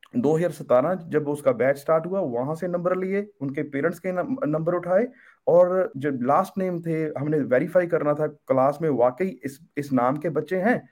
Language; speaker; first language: Hindi; native; Hindi